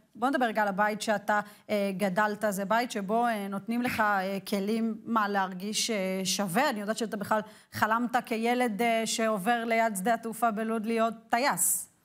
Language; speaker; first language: Hebrew; native; Hebrew